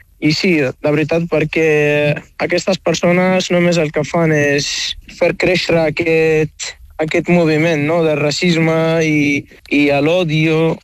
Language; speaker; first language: Catalan; non-native, fluent; Arabic